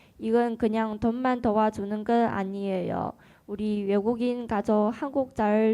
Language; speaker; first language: Korean; non-native, learner; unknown